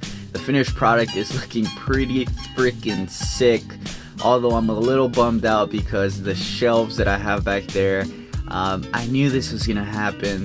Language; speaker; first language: English; native; English